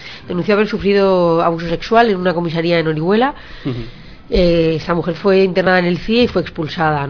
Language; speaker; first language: Spanish; native; Spanish